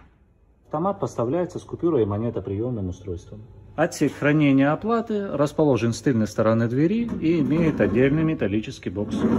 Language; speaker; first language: Russian; native; Russian